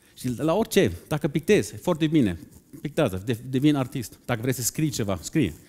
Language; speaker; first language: Romanian; non-native, fluent; German